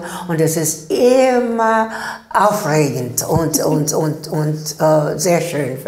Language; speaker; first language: German; non-native, learner; English